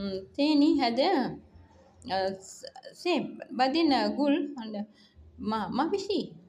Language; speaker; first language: Arabic; non-native, learner; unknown